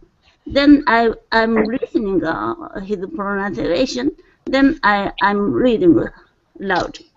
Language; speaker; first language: English; non-native, learner; Japanese